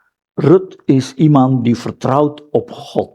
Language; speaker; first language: Dutch; non-native, fluent; Indonesian